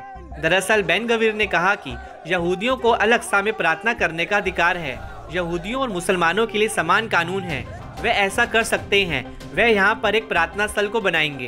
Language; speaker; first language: Hindi; native; Hindi